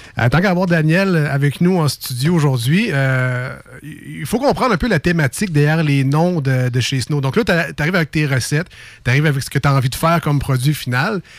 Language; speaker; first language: French; native; French